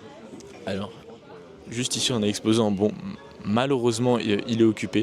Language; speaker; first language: French; native; French